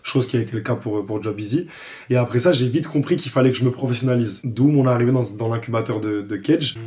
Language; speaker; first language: French; native; French